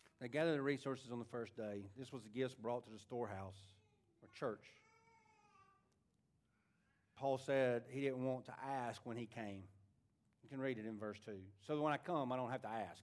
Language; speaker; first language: English; native; English